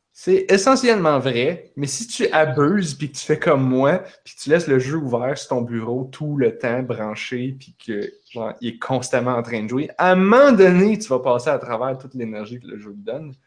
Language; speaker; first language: French; native; French